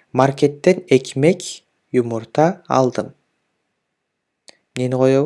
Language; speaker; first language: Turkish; non-native, fluent; Kyrgyz